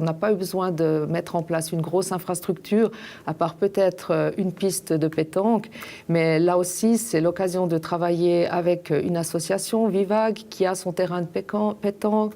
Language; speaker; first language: French; native; French